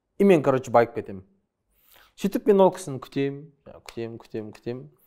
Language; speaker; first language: Kazakh; early bilingual, other home language; Chinese